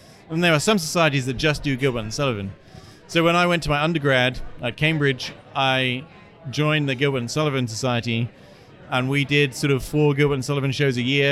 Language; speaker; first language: English; native; English